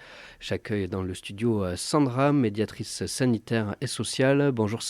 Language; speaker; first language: French; native; French